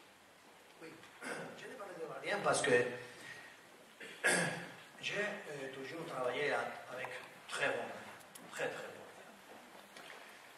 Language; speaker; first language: French; non-native, learner; Spanish